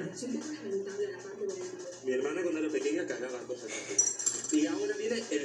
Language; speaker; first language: Spanish; native; Spanish